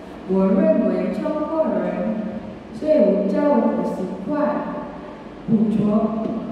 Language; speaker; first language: Chinese; non-native, learner; Indonesian